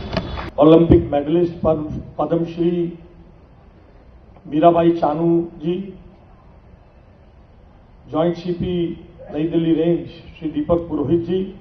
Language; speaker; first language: Hindi; native; Hindi